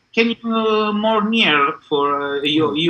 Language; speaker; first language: English; non-native, learner; Italian